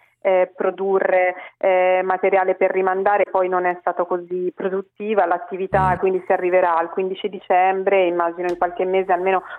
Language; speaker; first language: Italian; native; Italian